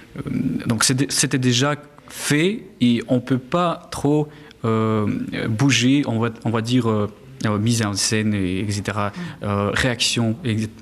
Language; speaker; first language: French; non-native, learner; Russian